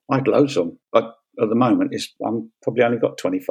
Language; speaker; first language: English; native; English